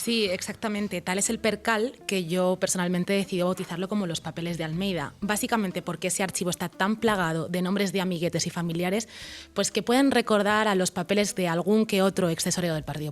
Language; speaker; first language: Spanish; native; Spanish